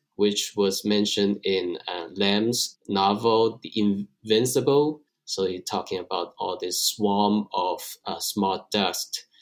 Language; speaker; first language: English; non-native, fluent; Chinese